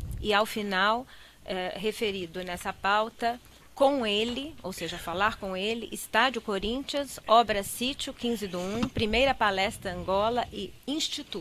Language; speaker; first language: Portuguese; native; Portuguese